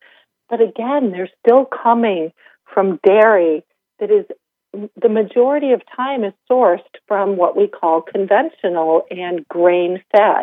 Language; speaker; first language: English; native; English